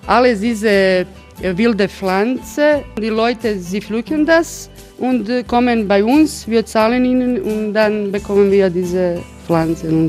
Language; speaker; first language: German; non-native, learner; Croatian